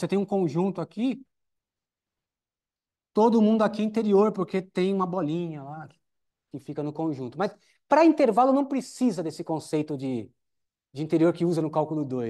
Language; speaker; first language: Portuguese; native; Portuguese